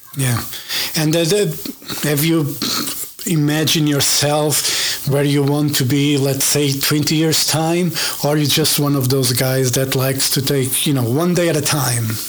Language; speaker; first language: English; non-native, fluent; Portuguese